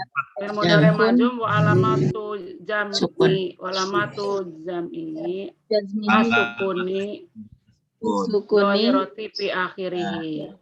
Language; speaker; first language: Arabic; non-native, learner; Indonesian